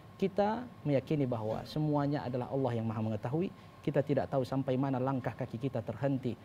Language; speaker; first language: Indonesian; native; Indonesian